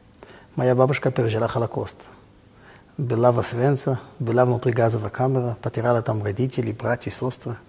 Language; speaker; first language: Russian; non-native, fluent; Hebrew